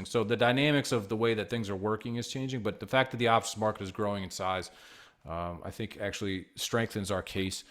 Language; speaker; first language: English; native; English